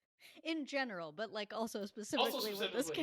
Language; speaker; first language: English; native; English